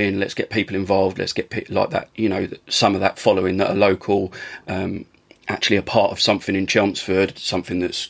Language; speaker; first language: English; native; English